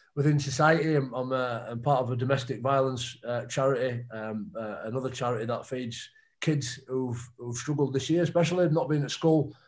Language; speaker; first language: English; native; English